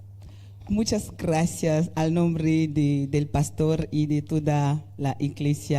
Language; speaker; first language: Spanish; non-native, learner; French